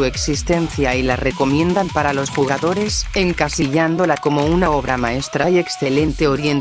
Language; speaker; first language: Spanish; native; Spanish